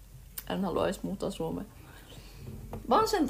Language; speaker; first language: Finnish; early bilingual, heritage; Finnish